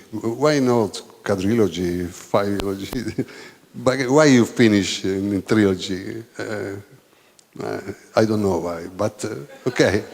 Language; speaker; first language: English; non-native, learner; Italian